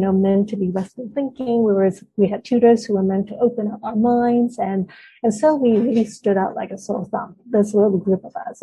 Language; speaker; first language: English; native; English